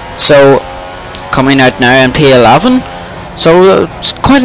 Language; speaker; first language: English; native; English